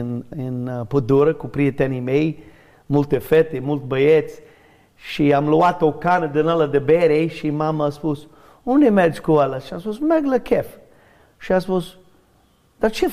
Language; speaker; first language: Romanian; non-native, learner; English